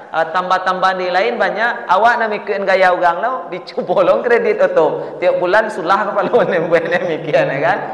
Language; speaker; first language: Malay; non-native, local second language; Minangkabau